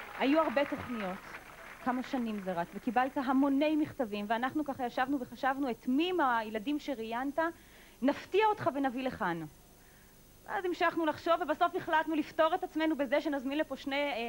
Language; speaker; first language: Hebrew; native; Hebrew